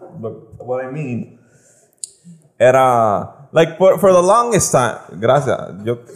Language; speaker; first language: English; native; English